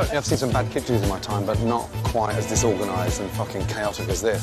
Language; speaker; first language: English; native; English